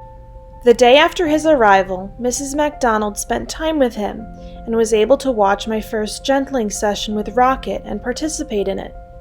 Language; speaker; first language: English; native; English